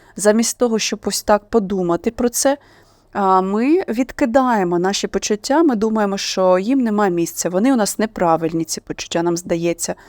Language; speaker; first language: Ukrainian; non-native, local second language; Russian